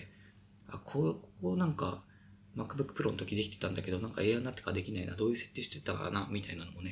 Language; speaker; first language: Japanese; native; Japanese